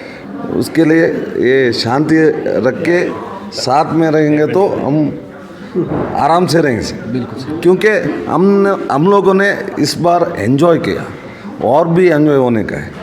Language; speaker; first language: Hindi; non-native, local second language; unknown